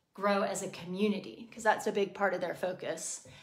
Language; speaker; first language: English; native; English